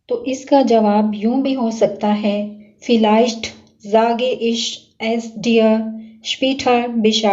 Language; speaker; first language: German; non-native, learner; Urdu